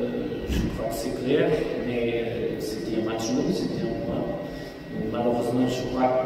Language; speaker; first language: French; non-native, fluent; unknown